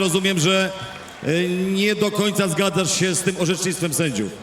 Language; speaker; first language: Polish; native; Polish